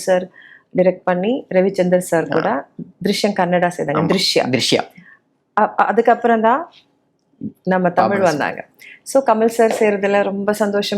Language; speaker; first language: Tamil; non-native, learner; Malayalam